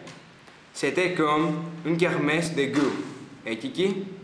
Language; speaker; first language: French; non-native, learner; Greek